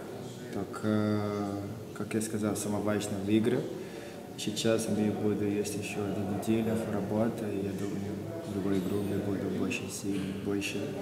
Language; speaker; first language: Russian; non-native, learner; Portuguese